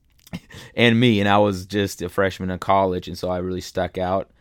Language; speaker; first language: English; early bilingual, other home language; German